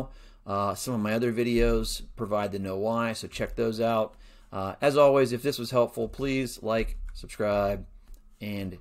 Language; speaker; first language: English; native; English